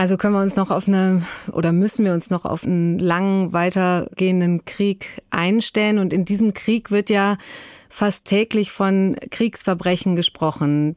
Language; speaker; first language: German; native; German